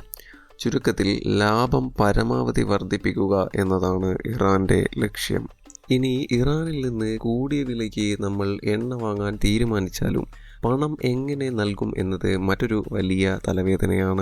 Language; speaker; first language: Malayalam; native; Malayalam